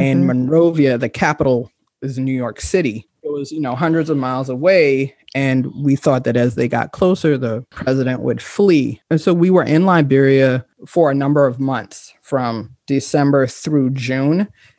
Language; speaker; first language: English; native; English